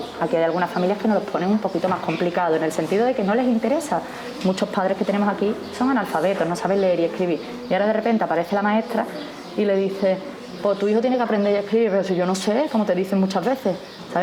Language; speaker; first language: Spanish; native; Spanish